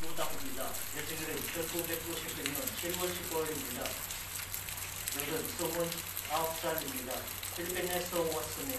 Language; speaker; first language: Korean; non-native, learner; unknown